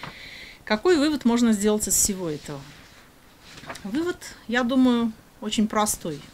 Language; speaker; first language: Russian; native; Russian